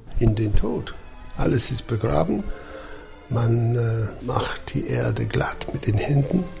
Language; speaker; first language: German; non-native, fluent; English